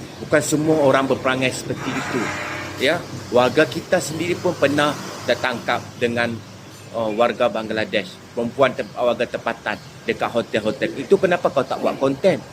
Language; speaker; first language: Malay; native; Malay